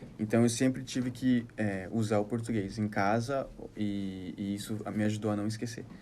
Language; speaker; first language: Portuguese; early bilingual, heritage; Portuguese